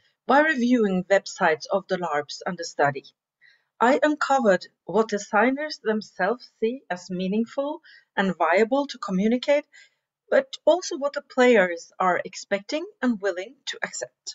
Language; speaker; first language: English; non-native, fluent; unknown